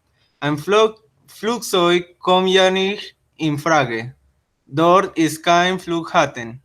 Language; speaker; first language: German; non-native, learner; Spanish